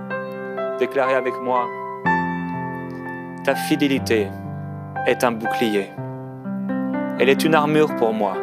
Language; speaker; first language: French; non-native, local second language; Haitian Creole